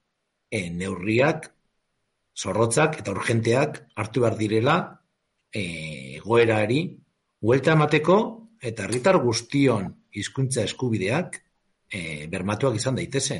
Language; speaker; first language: Basque; native; Basque